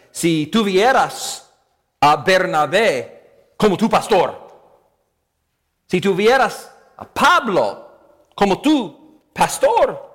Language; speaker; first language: Spanish; non-native, fluent; English